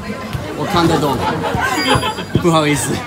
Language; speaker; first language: Chinese; non-native, fluent; English